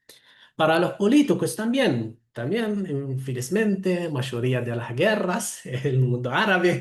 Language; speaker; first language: Spanish; non-native, fluent; Arabic